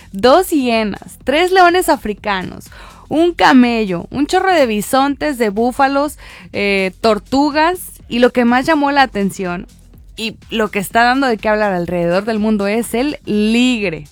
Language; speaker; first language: Spanish; native; Spanish